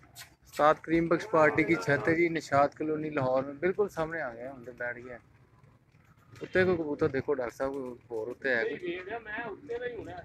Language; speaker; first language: Hindi; non-native, local second language; Punjabi